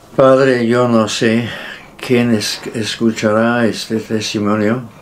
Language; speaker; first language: Spanish; non-native, fluent; English